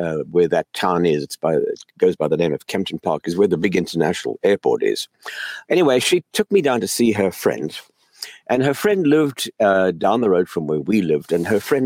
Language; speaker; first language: English; native; English